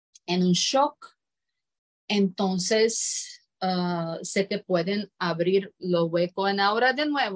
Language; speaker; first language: Spanish; non-native, fluent; Croatian